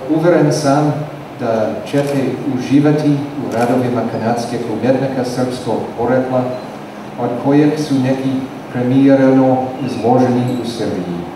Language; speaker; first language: Serbian; non-native, learner; English